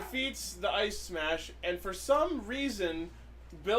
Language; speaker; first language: English; native; English